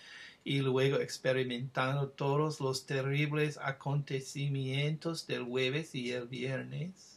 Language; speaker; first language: Spanish; non-native, fluent; English